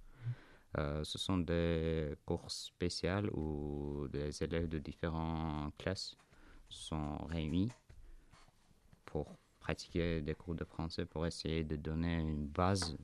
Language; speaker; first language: French; non-native, fluent; Armenian